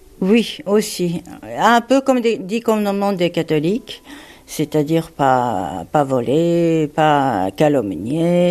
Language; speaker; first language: French; non-native, fluent; Japanese